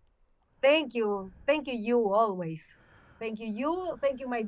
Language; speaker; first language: English; non-native, learner; Spanish